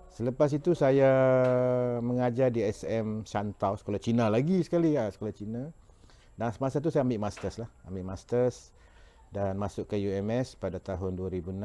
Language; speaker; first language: Malay; non-native, local second language; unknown